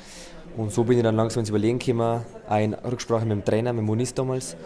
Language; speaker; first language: German; native; German